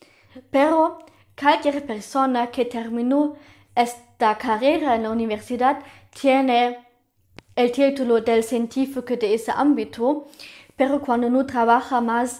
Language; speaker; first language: Spanish; non-native, fluent; German